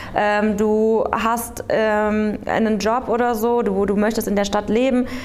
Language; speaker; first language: German; early bilingual, other home language; Korean